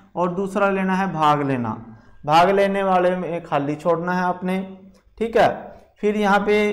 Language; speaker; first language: Hindi; native; Hindi